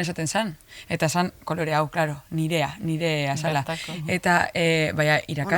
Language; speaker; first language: Basque; native; Basque